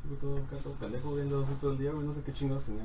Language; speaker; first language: Spanish; native; Spanish